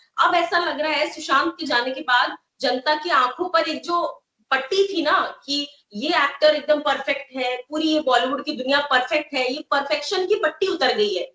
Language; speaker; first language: Hindi; native; Hindi